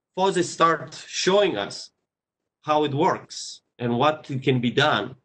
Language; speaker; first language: English; non-native, fluent; Greek